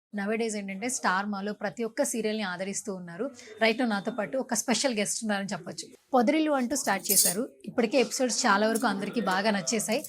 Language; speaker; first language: Telugu; native; Telugu